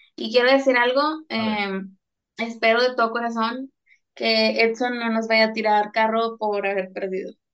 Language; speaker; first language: Spanish; native; Spanish